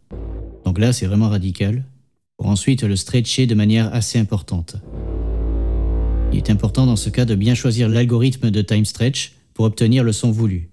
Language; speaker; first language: French; native; French